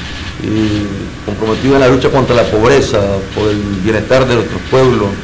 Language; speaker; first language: Spanish; native; Spanish